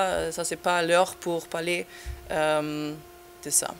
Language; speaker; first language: French; non-native, fluent; German